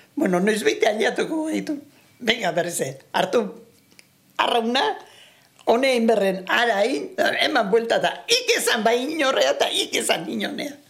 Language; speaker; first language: Basque; native; Basque